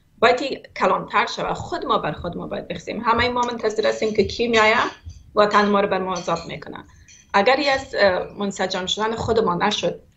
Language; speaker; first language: Persian; native; Persian